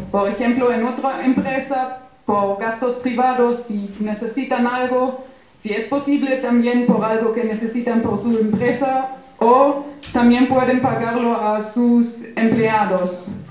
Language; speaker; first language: Spanish; non-native, fluent; German